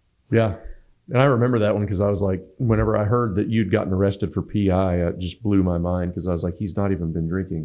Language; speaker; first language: English; native; English